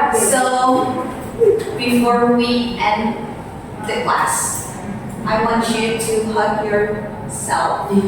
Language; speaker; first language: English; non-native, fluent; Indonesian